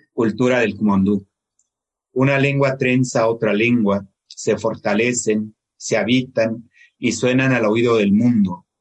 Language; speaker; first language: Spanish; non-native, local second language; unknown